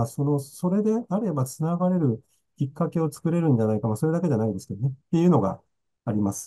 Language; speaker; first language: Japanese; native; Japanese